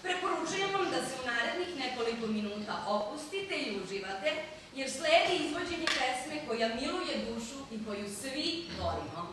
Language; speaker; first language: Serbian; native; Serbian